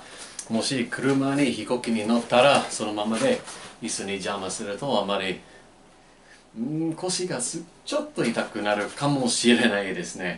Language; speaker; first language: Japanese; non-native, learner; English